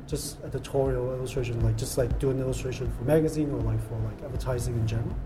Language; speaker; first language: English; non-native, local second language; Cantonese